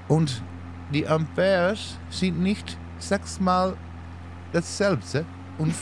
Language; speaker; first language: German; non-native, learner; Dutch